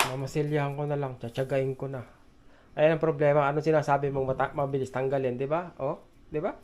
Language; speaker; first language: Filipino; native; Filipino